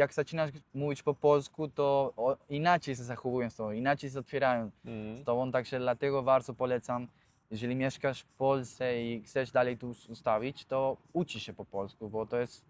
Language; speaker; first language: Polish; non-native, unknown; Spanish